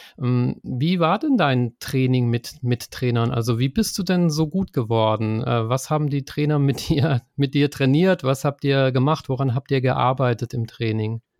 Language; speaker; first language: German; native; German